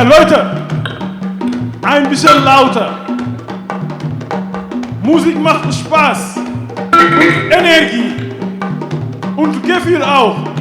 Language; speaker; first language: German; non-native, fluent; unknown